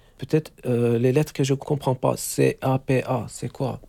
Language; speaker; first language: French; non-native, learner; Turkish